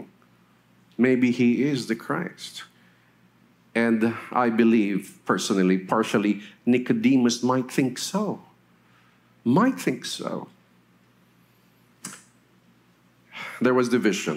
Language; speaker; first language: English; non-native, local second language; Filipino